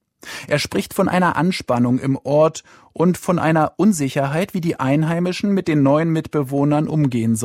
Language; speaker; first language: German; native; German